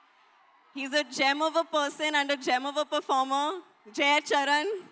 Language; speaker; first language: Telugu; non-native, learner; Hindi